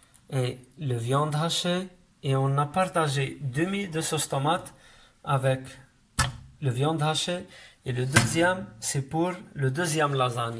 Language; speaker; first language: French; non-native, learner; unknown